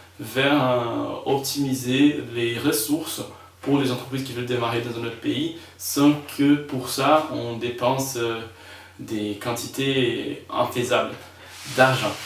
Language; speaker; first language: French; non-native, fluent; Spanish